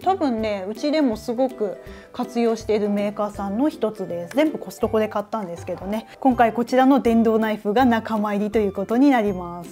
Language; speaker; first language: Japanese; native; Japanese